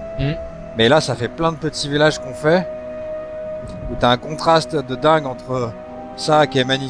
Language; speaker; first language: French; native; French